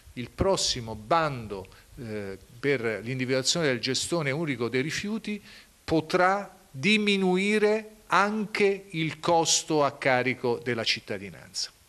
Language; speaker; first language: Italian; native; Italian